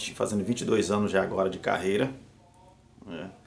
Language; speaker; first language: Portuguese; native; Portuguese